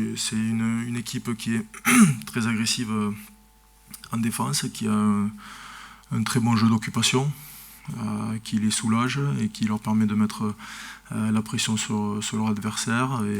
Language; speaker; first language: French; native; French